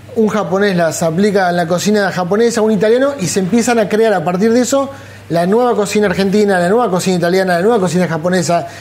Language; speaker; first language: Spanish; native; Spanish